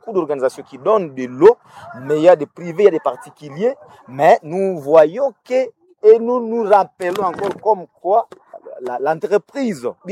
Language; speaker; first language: French; non-native, local second language; Nande